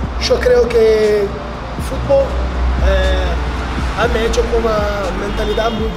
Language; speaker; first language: Spanish; non-native, learner; Portuguese